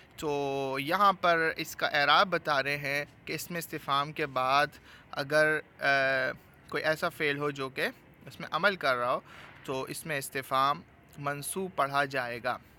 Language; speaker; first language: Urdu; native; Urdu